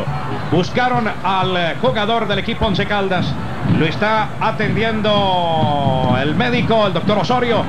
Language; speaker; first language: Spanish; native; Spanish